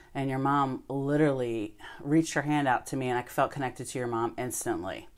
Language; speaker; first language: English; native; English